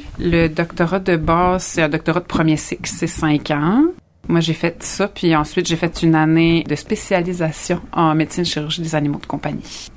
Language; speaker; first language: French; native; French